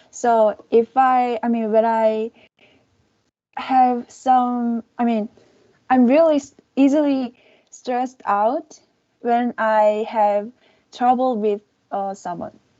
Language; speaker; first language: English; non-native, learner; Korean